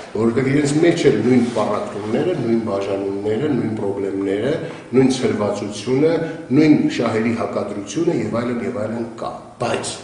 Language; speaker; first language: Armenian; native; Armenian